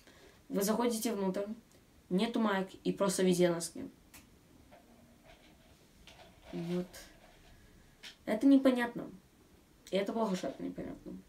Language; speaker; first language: Russian; early bilingual, other home language; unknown